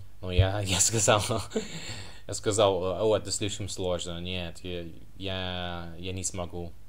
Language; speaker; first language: Russian; non-native, learner; English